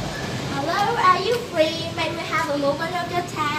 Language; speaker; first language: English; non-native, learner; Vietnamese